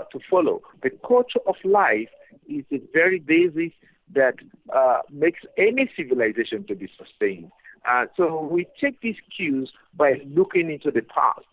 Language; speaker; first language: English; non-native, local second language; Igbo